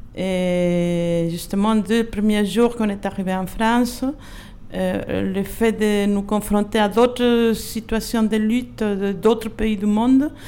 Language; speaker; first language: French; non-native, fluent; Spanish